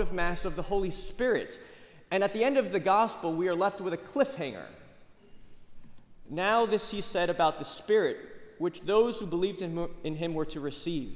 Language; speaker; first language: English; native; English